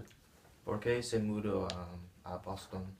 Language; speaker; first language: Spanish; non-native, learner; English